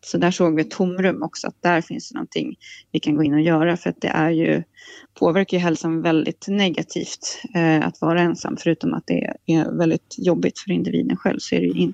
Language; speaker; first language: Swedish; native; Swedish